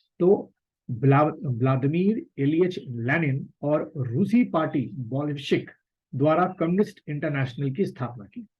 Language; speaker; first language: Hindi; native; Hindi